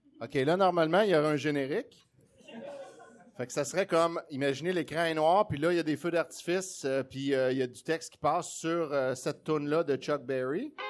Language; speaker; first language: French; native; French